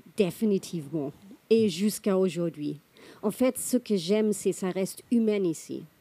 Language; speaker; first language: French; non-native, fluent; German